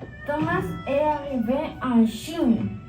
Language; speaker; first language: French; non-native, learner; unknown